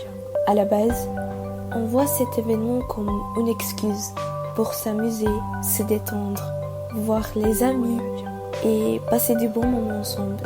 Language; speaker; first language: French; non-native, fluent; Malay